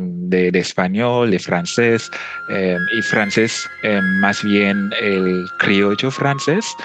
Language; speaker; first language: Spanish; non-native, fluent; English